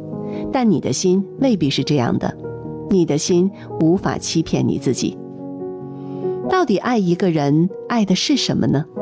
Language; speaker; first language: Chinese; native; Chinese